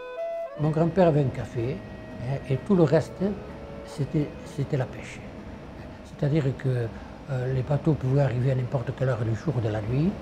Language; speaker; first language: French; native; French